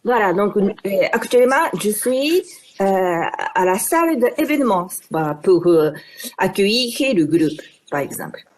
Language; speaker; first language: French; non-native, fluent; Japanese